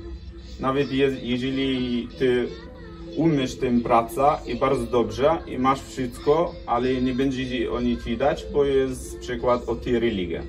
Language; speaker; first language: Polish; non-native, learner; Arabic